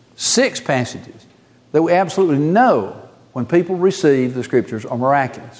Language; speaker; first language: English; native; English